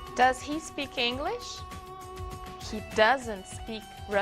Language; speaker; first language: English; non-native, fluent; Portuguese